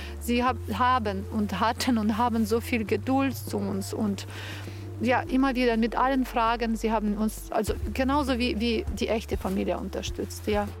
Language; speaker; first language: German; non-native, fluent; Ukrainian